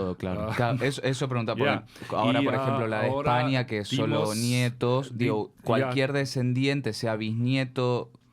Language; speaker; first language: Spanish; native; Spanish